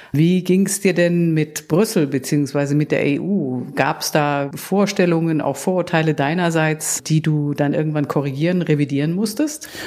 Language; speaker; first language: German; native; German